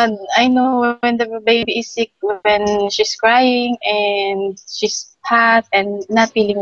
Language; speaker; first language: English; non-native, learner; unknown